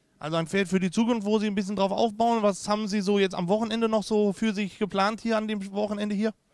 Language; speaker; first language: German; native; German